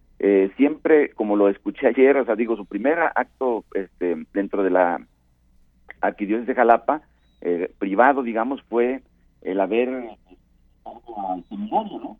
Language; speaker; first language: Spanish; native; Spanish